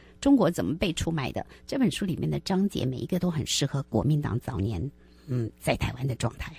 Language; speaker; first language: Chinese; native; Chinese